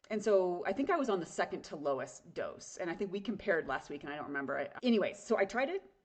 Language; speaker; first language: English; native; English